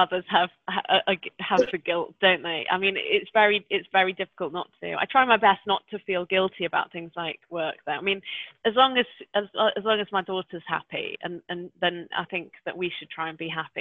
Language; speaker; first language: English; native; English